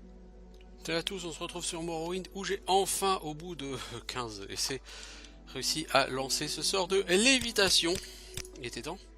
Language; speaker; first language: French; native; French